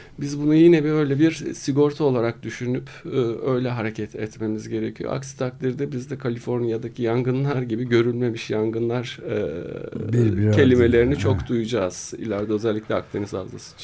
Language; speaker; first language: Turkish; native; Turkish